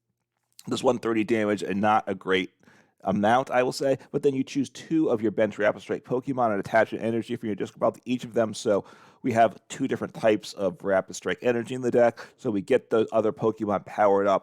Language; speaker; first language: English; native; English